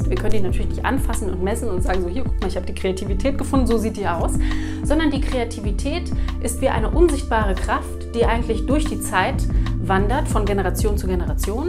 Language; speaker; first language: German; native; German